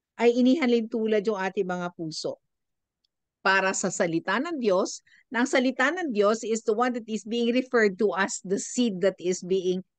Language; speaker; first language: Filipino; non-native, local second language; Bikol